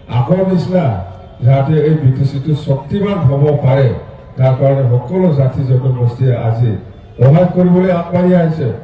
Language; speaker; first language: Assamese; non-native, local second language; Bodo